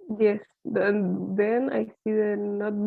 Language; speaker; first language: English; non-native, learner; Spanish